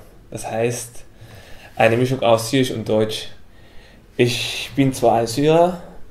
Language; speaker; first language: German; non-native, local second language; Arabic